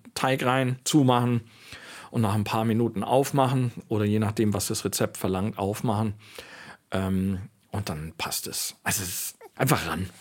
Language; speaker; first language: German; native; German